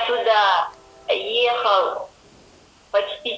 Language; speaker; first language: Russian; non-native, learner; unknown